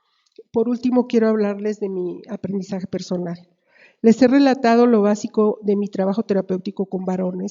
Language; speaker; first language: Spanish; native; Spanish